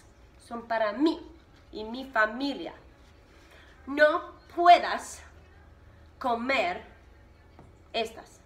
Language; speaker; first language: Spanish; non-native, fluent; English